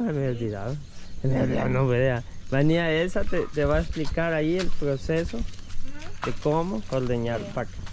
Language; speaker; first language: Spanish; native; Spanish